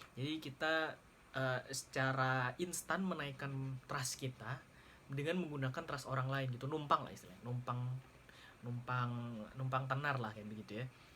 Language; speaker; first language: Indonesian; native; Indonesian